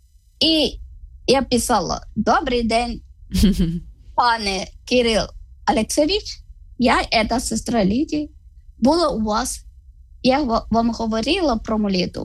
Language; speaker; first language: Ukrainian; non-native, learner; Malayalam